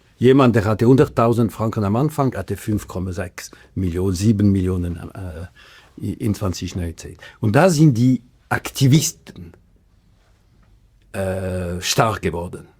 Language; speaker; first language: German; non-native, local second language; French